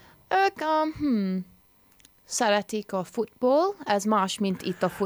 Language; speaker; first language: Hungarian; non-native, learner; English